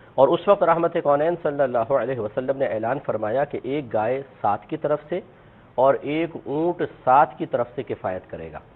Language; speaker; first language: Urdu; native; Urdu